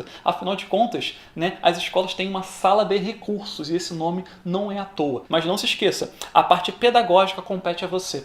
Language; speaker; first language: Portuguese; native; Portuguese